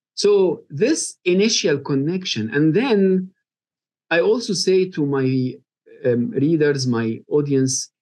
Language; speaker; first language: English; non-native, fluent; Arabic